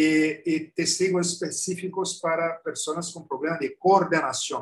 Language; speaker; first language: Spanish; non-native, learner; Portuguese